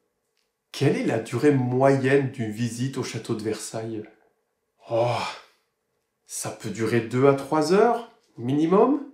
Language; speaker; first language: French; native; French